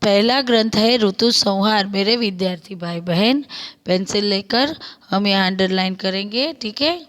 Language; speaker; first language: Hindi; non-native, local second language; Gujarati